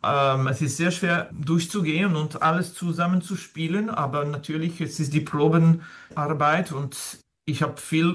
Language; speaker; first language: German; non-native, fluent; French